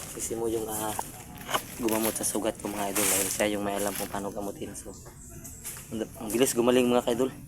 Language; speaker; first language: Filipino; non-native, local second language; Cebuano